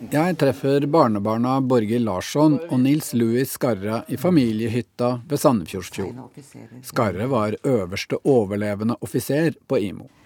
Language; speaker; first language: Norwegian; native; Norwegian